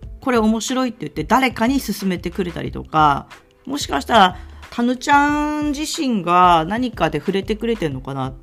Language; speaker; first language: Japanese; native; Japanese